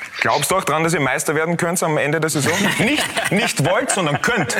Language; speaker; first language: German; native; German